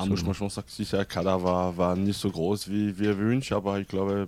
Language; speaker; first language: German; non-native, fluent; French